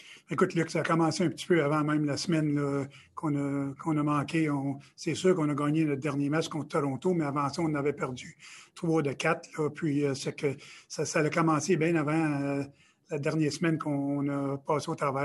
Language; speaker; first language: French; native; French